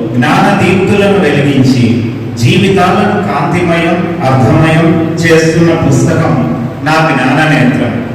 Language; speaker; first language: Telugu; native; Telugu